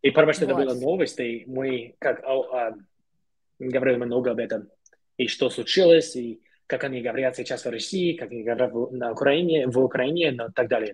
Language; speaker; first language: Russian; non-native, learner; English